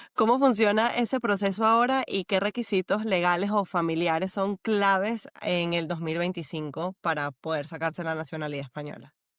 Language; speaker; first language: Spanish; native; Spanish